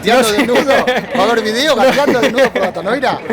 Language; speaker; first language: Spanish; native; Spanish